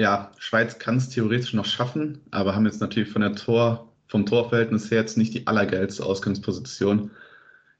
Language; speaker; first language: German; native; German